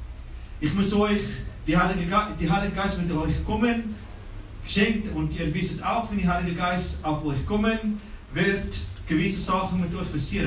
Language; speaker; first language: German; non-native, fluent; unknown